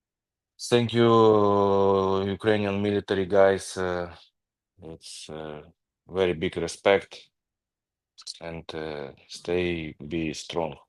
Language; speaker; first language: English; non-native, learner; Ukrainian